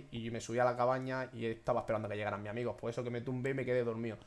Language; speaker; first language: Spanish; native; Spanish